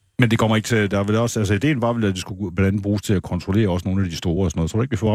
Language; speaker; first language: Danish; native; Danish